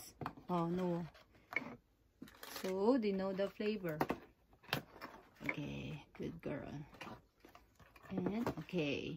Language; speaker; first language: English; non-native, local second language; Cebuano